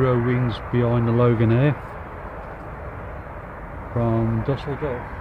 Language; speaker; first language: English; native; English